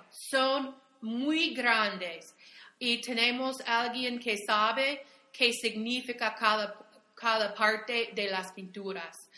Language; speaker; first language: Spanish; non-native, fluent; English